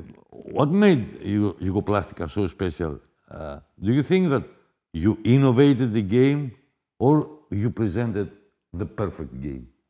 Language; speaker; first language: English; non-native, fluent; Greek